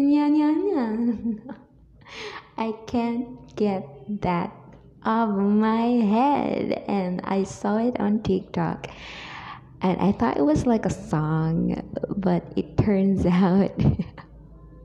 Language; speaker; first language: English; non-native, local second language; Cebuano